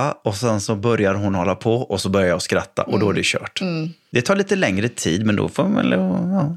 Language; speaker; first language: Swedish; native; Swedish